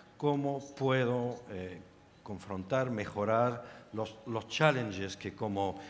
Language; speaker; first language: Spanish; non-native, fluent; French